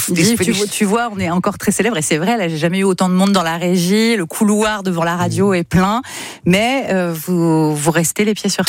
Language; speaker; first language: French; native; French